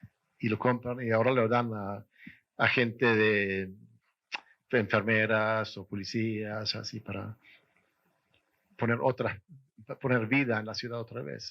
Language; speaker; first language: Spanish; non-native, fluent; Swedish